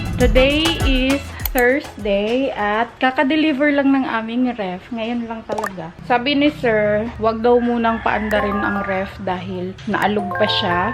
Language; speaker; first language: Filipino; non-native, local second language; Cebuano